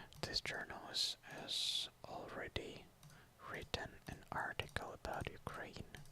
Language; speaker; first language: English; non-native, fluent; Russian